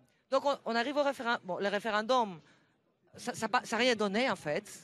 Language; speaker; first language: French; non-native, fluent; Greek